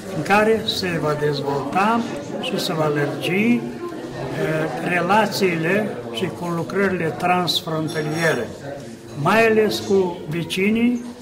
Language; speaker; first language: Romanian; native; Romanian